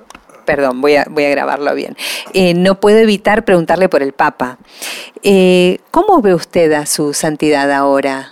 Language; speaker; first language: Spanish; native; Spanish